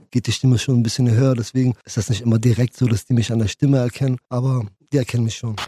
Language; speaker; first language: German; early bilingual, other home language; Kurdish